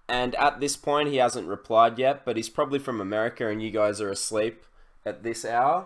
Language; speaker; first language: English; native; English